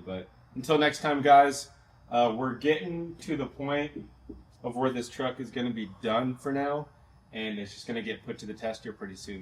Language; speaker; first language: English; native; English